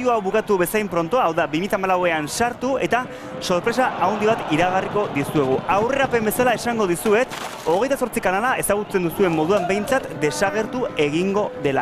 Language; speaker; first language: Basque; native; Basque